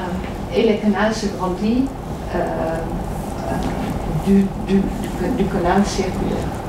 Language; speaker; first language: French; non-native, fluent; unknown